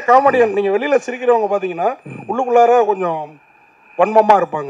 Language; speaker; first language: Tamil; native; Tamil